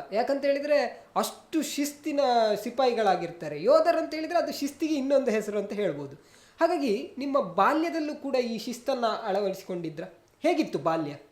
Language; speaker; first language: Kannada; native; Kannada